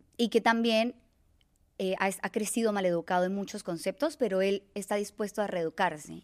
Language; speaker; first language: Spanish; native; Spanish